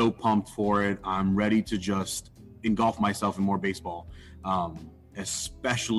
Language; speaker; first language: English; native; English